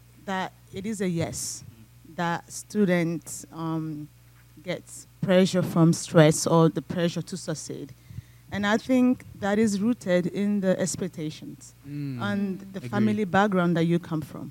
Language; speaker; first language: English; non-native, local second language; Igbo